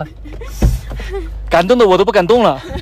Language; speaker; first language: Chinese; native; Chinese